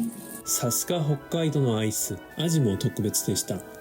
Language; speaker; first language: Japanese; non-native, learner; Korean